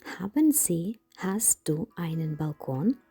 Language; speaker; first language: German; non-native, fluent; Ukrainian